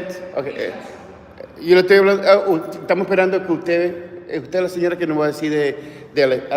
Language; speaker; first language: Spanish; early bilingual, heritage; English